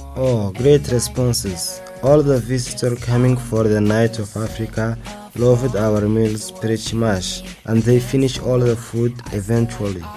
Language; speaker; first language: English; non-native, fluent; Arabic